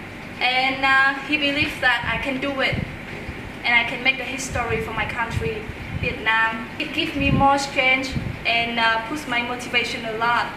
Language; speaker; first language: English; non-native, learner; Vietnamese